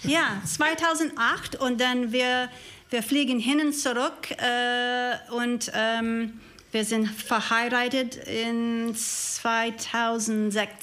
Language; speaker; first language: German; non-native, learner; English